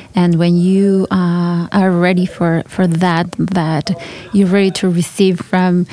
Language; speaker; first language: English; non-native, fluent; Spanish